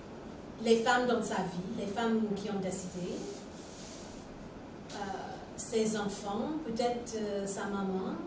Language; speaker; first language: French; non-native, fluent; English